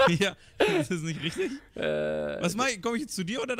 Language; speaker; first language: German; native; German